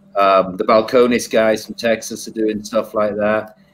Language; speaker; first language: English; native; English